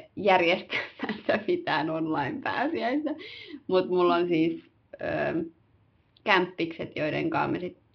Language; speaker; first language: Finnish; early bilingual, other home language; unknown